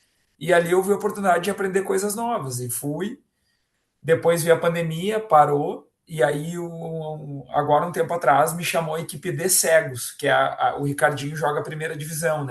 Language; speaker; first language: Portuguese; native; Portuguese